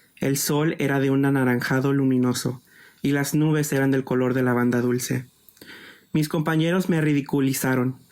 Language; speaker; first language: Spanish; early bilingual, other home language; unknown